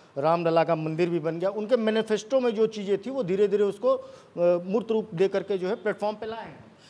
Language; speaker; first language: Hindi; native; Hindi